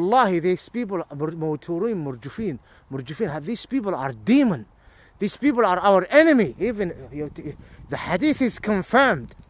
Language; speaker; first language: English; non-native, fluent; Arabic